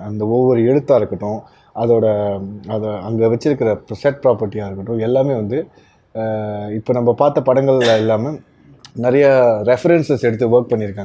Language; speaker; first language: Tamil; native; Tamil